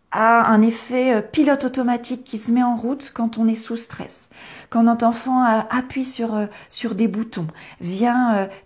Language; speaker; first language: French; native; French